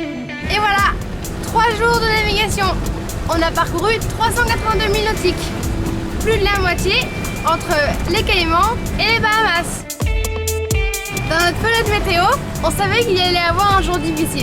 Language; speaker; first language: French; native; French